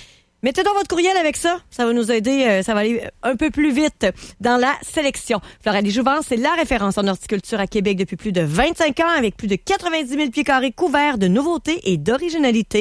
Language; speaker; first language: French; native; French